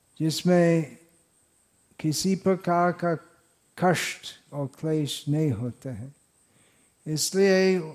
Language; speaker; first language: Hindi; non-native, fluent; English